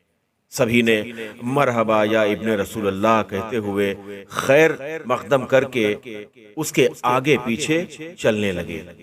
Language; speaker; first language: Urdu; native; Urdu